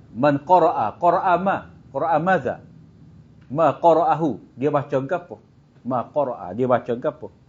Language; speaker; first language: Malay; native; Malay